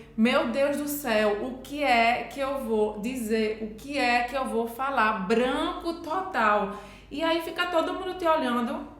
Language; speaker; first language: Portuguese; native; Portuguese